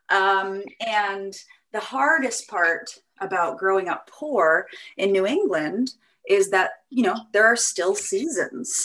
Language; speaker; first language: English; native; English